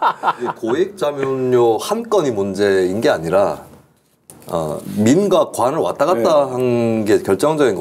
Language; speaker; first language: Korean; native; Korean